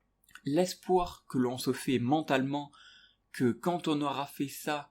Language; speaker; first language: French; native; French